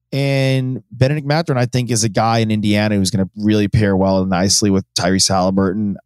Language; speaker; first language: English; native; English